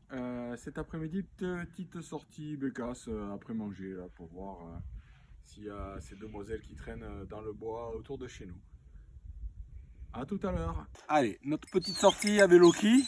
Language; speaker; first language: French; native; French